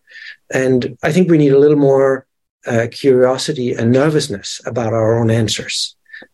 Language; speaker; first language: English; non-native, fluent; Danish